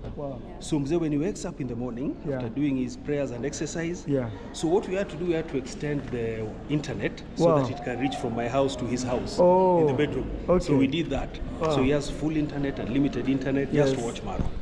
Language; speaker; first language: English; non-native, local second language; Luo (Kenya and Tanzania)